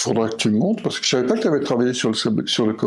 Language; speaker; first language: French; native; French